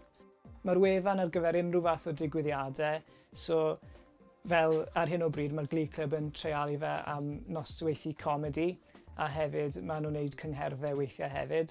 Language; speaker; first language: Welsh; native; Welsh